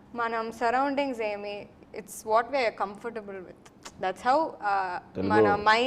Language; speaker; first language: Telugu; non-native, local second language; Tamil